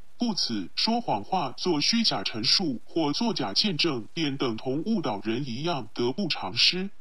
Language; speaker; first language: Chinese; non-native, local second language; Cantonese